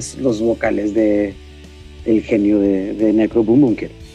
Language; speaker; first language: Spanish; early bilingual, heritage; Spanish